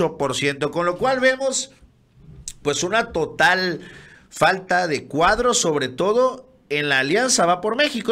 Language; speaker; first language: Spanish; native; Spanish